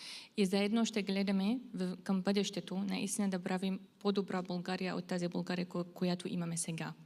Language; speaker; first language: Bulgarian; non-native, fluent; Arabic